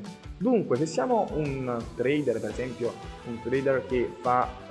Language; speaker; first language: Italian; native; Italian